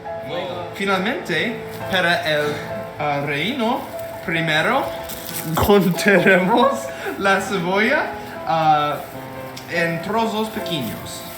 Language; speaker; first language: Spanish; non-native, learner; English